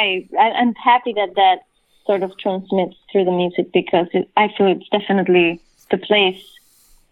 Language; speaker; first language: English; non-native, fluent; Spanish